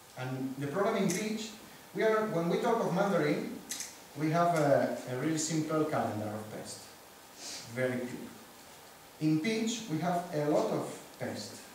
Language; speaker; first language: English; non-native, fluent; Spanish